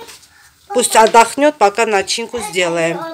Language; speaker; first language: Russian; non-native, fluent; Armenian